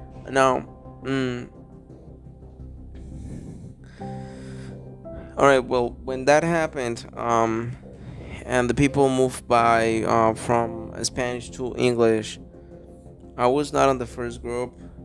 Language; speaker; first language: English; non-native, fluent; Spanish